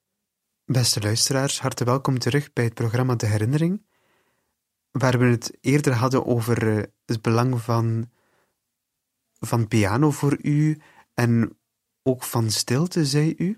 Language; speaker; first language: Dutch; native; Dutch